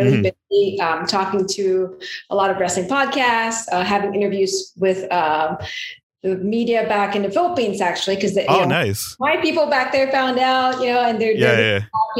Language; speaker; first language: English; non-native, local second language; Filipino